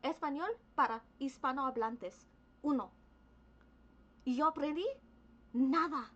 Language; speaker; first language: Spanish; early bilingual, other home language; English